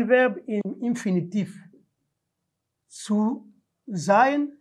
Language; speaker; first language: German; non-native, learner; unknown